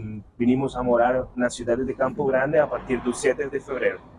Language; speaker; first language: Portuguese; non-native, learner; Spanish